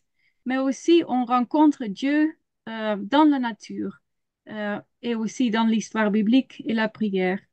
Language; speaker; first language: French; non-native, learner; Dutch